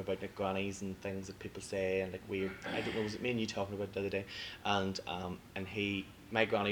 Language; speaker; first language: English; native; English